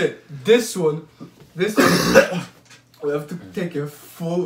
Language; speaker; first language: English; non-native, fluent; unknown